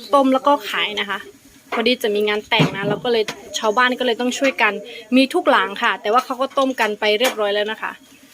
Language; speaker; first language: Thai; non-native, local second language; Karen languages